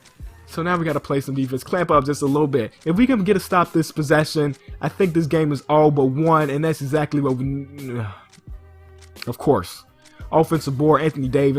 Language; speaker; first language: English; native; English